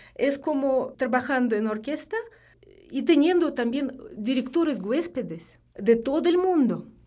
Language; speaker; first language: Spanish; non-native, fluent; Russian